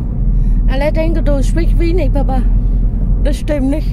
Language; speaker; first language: German; non-native, learner; Vietnamese